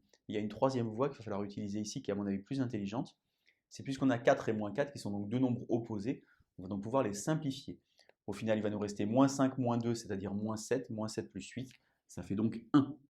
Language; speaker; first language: French; native; French